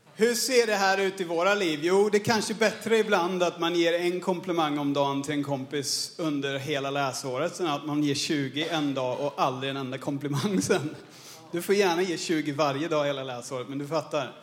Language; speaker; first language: Swedish; non-native, fluent; English